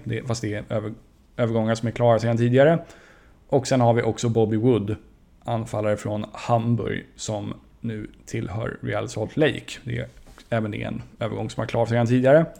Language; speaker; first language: Swedish; native; Swedish